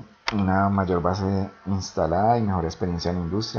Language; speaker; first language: Spanish; native; Spanish